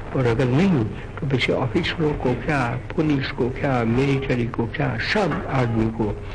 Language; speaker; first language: Hindi; non-native, local second language; Gujarati